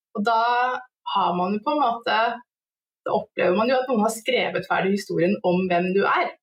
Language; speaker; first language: Norwegian; native; Norwegian